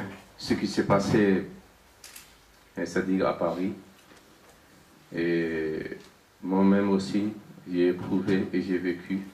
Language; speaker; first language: French; non-native, fluent; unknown